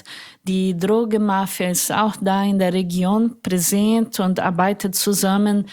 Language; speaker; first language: German; non-native, fluent; Portuguese